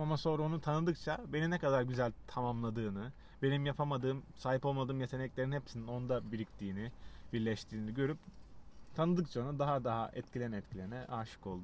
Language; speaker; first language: Turkish; native; Turkish